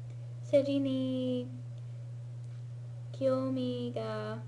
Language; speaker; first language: Japanese; non-native, learner; English